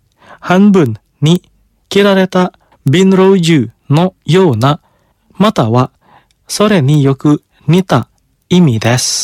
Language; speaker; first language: Japanese; non-native, fluent; Indonesian